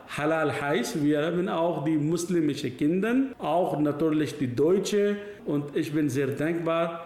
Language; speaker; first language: German; non-native, learner; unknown